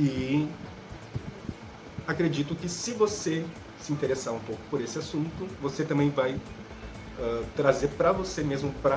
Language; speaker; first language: Portuguese; native; Portuguese